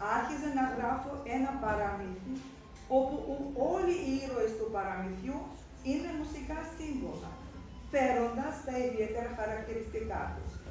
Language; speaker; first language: Greek; non-native, fluent; Russian